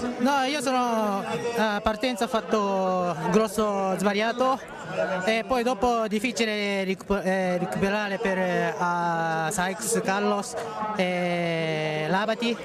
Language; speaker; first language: Italian; non-native, learner; Japanese